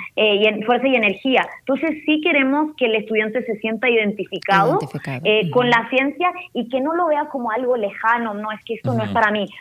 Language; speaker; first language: Spanish; native; Spanish